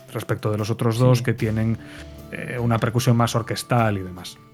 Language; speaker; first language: Spanish; native; Spanish